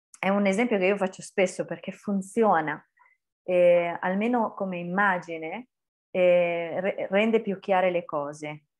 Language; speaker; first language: Italian; native; Italian